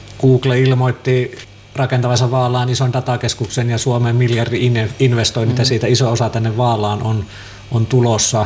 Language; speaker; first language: Finnish; native; Finnish